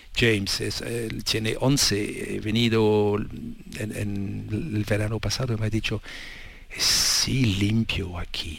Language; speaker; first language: Spanish; non-native, learner; French